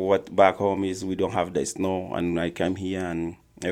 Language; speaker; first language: English; non-native, learner; Arabic